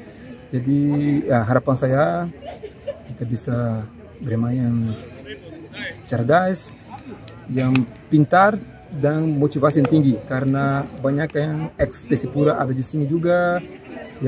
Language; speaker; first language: Indonesian; non-native, fluent; Portuguese